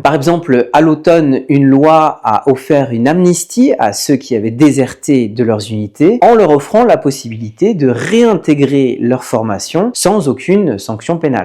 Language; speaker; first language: French; native; French